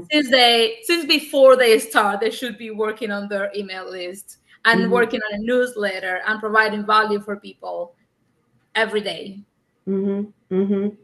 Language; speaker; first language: English; non-native, fluent; Spanish